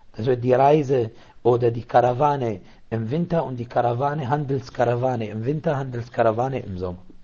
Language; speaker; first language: German; non-native, fluent; Arabic